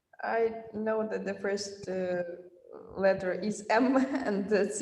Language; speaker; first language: English; non-native, fluent; Russian